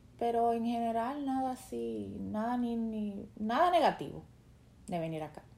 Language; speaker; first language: Spanish; native; Spanish